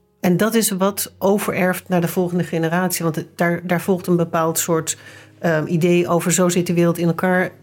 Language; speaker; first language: Dutch; native; Dutch